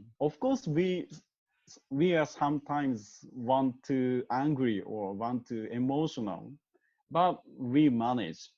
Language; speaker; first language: English; non-native, learner; Japanese